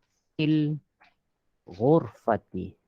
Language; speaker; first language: Arabic; non-native, fluent; Malay